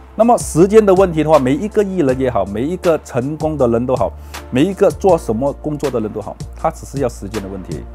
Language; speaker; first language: Chinese; native; Chinese